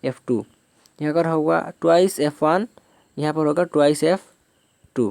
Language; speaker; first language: Hindi; non-native, local second language; Bangla